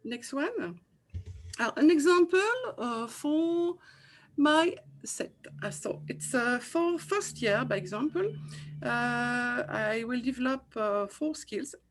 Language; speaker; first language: English; non-native, fluent; French